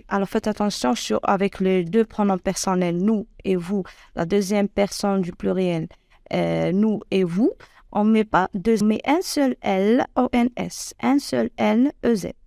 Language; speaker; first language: French; non-native, local second language; Arabic